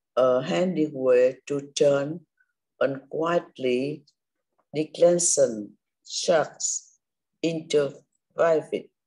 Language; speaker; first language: English; non-native, learner; Vietnamese